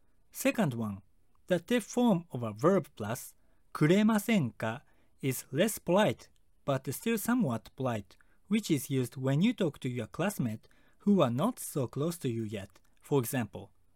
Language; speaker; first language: English; non-native, fluent; Japanese